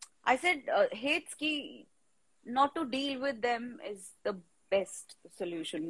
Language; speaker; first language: English; non-native, local second language; Marathi